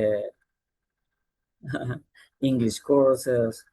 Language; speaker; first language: English; non-native, fluent; Spanish